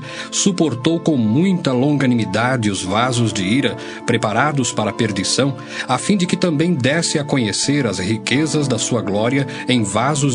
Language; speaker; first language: Portuguese; native; Portuguese